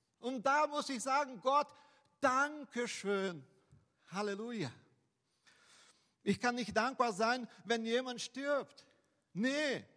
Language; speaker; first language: German; non-native, fluent; Portuguese